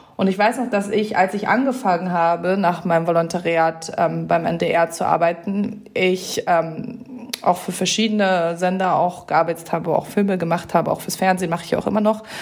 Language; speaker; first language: German; early bilingual, other home language; Persian